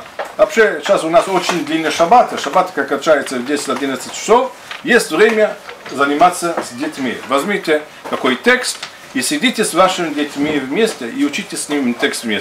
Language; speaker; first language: Russian; non-native, fluent; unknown